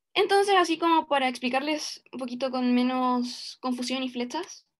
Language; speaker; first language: Spanish; native; Spanish